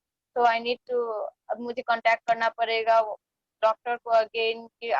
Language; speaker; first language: Hindi; non-native, fluent; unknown